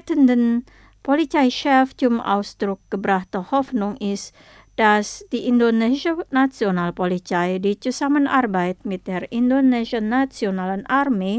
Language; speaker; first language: German; non-native, fluent; Indonesian